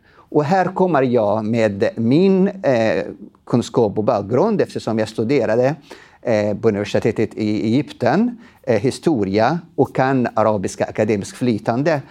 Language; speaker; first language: Swedish; non-native, fluent; Arabic